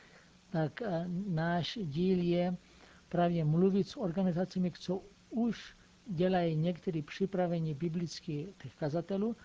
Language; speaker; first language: Czech; non-native, fluent; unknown